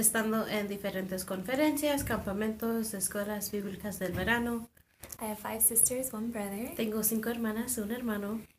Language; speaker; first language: Spanish; non-native, fluent; English